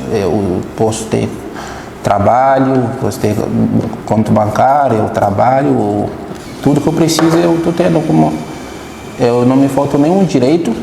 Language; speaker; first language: Portuguese; non-native, fluent; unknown